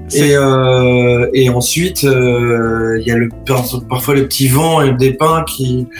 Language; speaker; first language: French; native; French